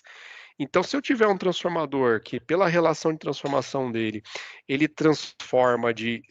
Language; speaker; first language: Portuguese; native; Portuguese